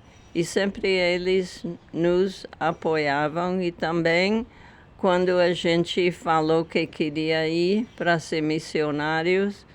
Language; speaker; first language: Portuguese; non-native, fluent; English